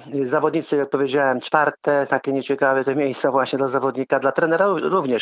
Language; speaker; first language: Polish; native; Polish